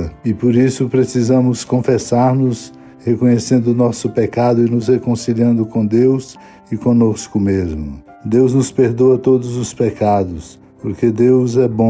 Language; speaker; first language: Portuguese; native; Portuguese